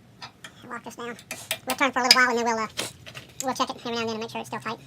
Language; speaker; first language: English; native; English